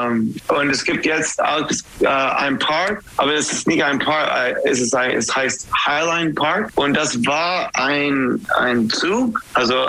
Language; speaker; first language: German; non-native, learner; English